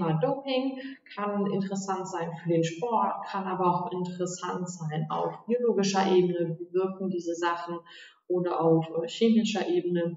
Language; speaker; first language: German; native; German